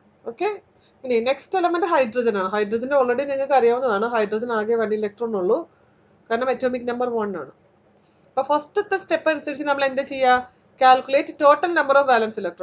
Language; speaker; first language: Malayalam; native; Malayalam